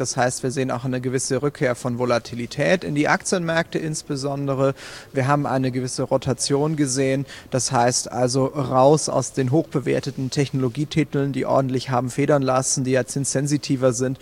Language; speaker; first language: German; native; German